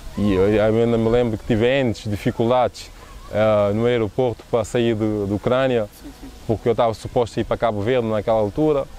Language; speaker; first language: Portuguese; non-native, local second language; Kabuverdianu